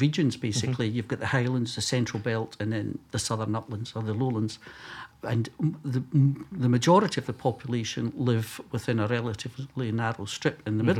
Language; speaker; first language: English; native; English